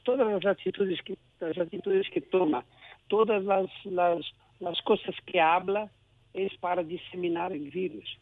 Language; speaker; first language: Spanish; non-native, local second language; Portuguese